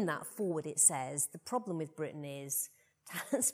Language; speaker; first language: English; native; English